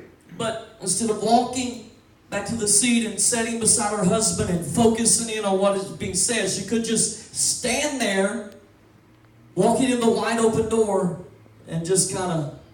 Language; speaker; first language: English; native; English